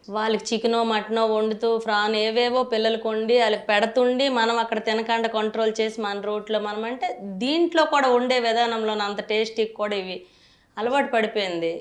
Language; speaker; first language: Telugu; native; Telugu